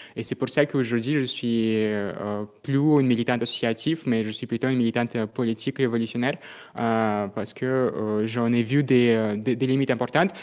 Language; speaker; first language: French; non-native, fluent; Russian